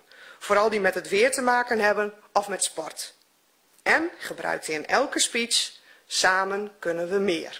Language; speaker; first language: Dutch; native; Dutch